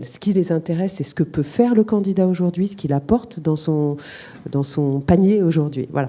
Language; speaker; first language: French; native; French